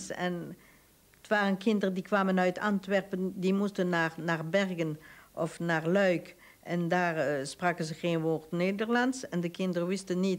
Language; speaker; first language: Dutch; non-native, local second language; French